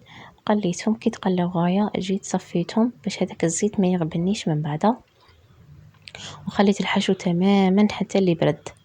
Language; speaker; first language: Arabic; native; Arabic